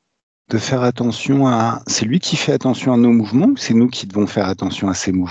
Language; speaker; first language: French; native; French